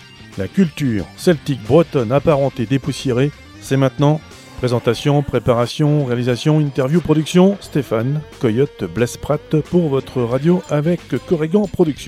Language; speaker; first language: French; native; French